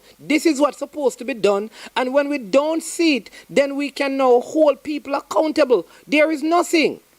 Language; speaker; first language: English; non-native, local second language; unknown